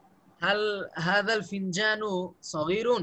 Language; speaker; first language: Arabic; non-native, fluent; Bangla